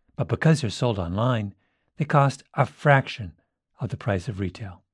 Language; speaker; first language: English; native; English